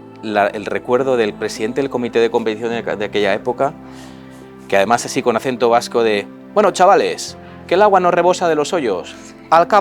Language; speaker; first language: Spanish; native; Spanish